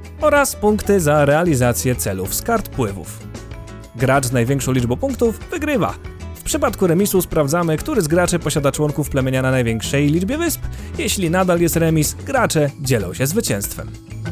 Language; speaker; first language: Polish; native; Polish